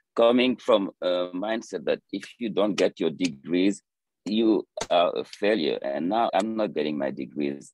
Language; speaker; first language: English; non-native, fluent; French